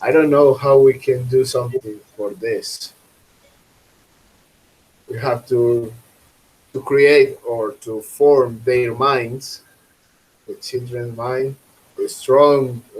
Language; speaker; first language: English; non-native, fluent; Spanish